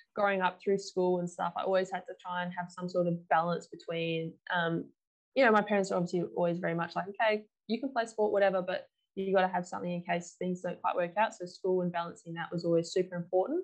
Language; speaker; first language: English; native; English